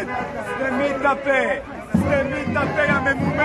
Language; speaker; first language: Hebrew; native; Hebrew